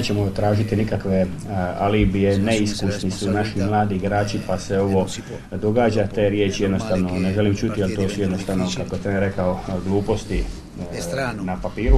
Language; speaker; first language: Bosnian; native; Bosnian